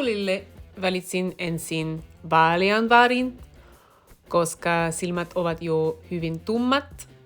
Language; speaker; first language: Finnish; non-native, fluent; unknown